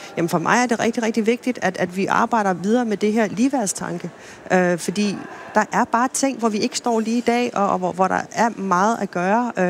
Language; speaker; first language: Danish; native; Danish